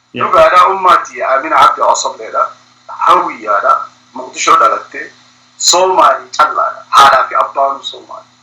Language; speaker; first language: Oromo; early bilingual, heritage; Somali